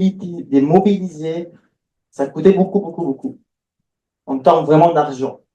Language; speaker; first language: French; non-native, fluent; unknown